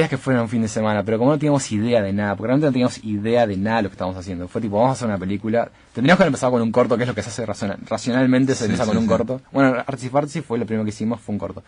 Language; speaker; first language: Spanish; native; Spanish